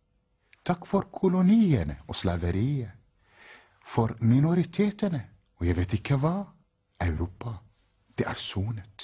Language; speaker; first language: Norwegian; non-native, fluent; Arabic